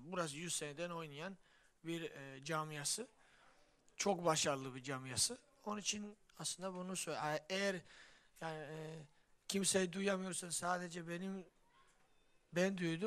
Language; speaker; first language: Turkish; non-native, fluent; Georgian